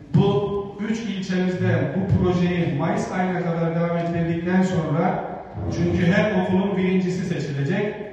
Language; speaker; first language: Turkish; native; Turkish